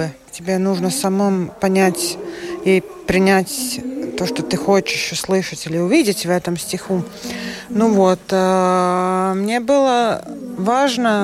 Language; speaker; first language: Russian; non-native, local second language; Latvian